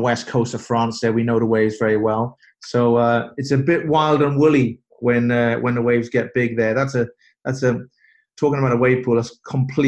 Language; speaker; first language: English; native; English